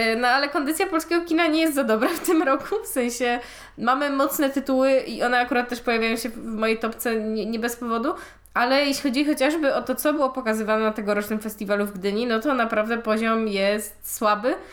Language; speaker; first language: Polish; native; Polish